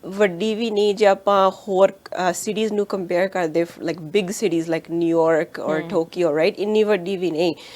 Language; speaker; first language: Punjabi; early bilingual, heritage; Punjabi